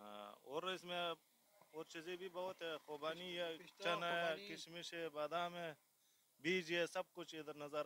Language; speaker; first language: Hindi; non-native, local second language; Pashto